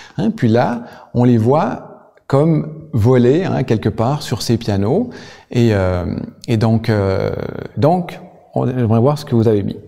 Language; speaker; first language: French; native; French